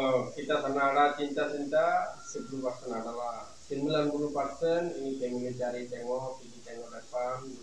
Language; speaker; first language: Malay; non-native, learner; Bangla